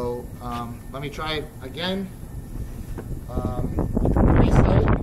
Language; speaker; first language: English; native; English